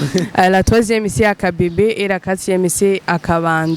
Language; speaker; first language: French; non-native, local second language; Rundi